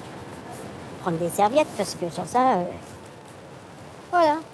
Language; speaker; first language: French; non-native, learner; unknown